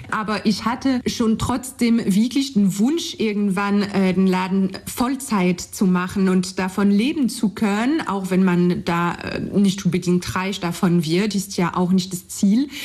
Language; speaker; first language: German; non-native, fluent; French